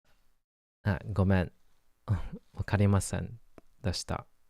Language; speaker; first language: Japanese; non-native, learner; English